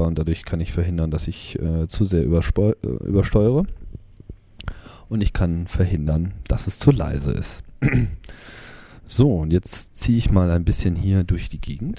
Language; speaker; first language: German; native; German